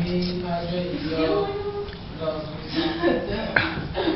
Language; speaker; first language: Spanish; non-native, learner; English